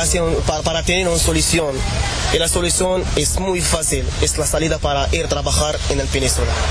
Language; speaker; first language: Spanish; non-native, learner; Arabic